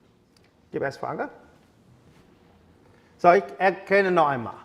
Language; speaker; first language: German; non-native, learner; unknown